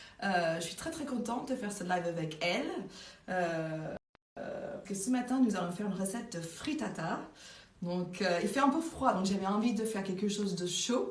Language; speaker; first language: French; non-native, fluent; English